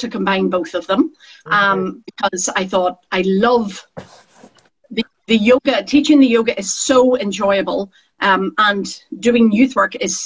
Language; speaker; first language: English; native; English